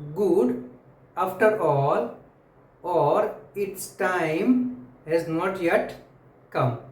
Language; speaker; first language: English; non-native, local second language; Hindi